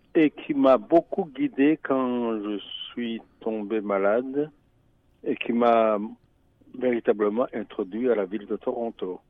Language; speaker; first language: French; non-native, local second language; Rundi